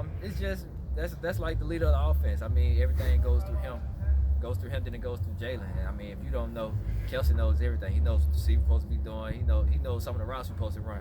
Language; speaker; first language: English; native; English